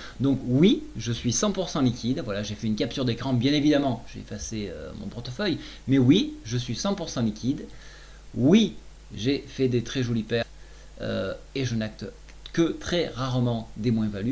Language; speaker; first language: French; native; French